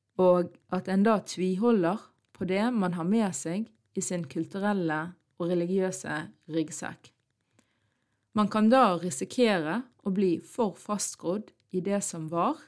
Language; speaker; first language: Norwegian; early bilingual, other home language; Arabic